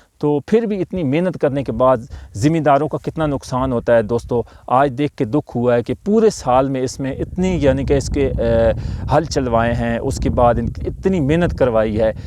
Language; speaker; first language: Urdu; non-native, local second language; Punjabi